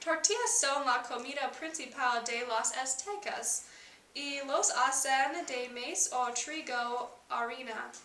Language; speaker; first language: Spanish; non-native, learner; English